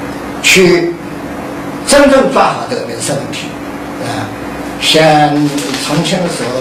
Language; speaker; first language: Chinese; native; Chinese